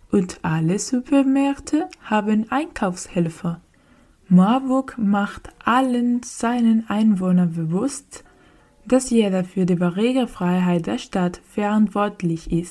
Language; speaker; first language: German; non-native, learner; Spanish